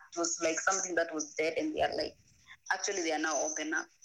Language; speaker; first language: English; non-native, local second language; Masai